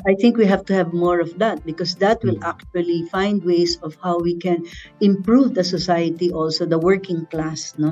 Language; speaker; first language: English; non-native, local second language; Filipino